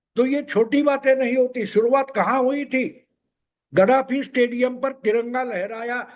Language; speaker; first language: Hindi; non-native, local second language; Marathi